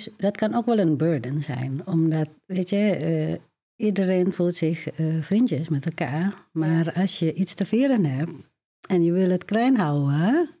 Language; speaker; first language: Dutch; non-native, fluent; Indonesian